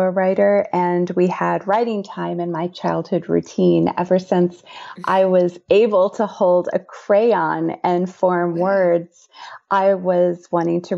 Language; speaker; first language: English; native; English